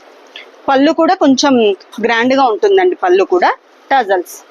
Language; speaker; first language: Telugu; native; Telugu